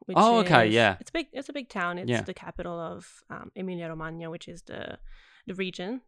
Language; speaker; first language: English; non-native, fluent; Italian